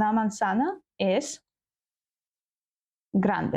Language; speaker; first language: Spanish; non-native, learner; Ukrainian